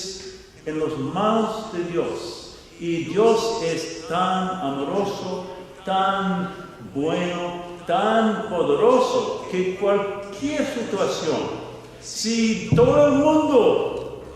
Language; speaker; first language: Spanish; non-native, fluent; English